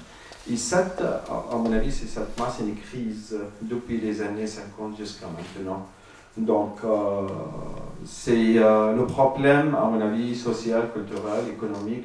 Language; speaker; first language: French; non-native, learner; Arabic